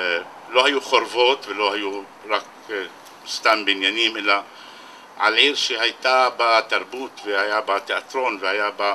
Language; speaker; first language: Hebrew; non-native, local second language; Arabic